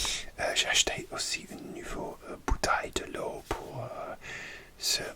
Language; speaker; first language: French; non-native, learner; English